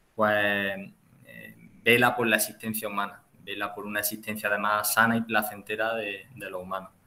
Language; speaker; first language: Spanish; native; Spanish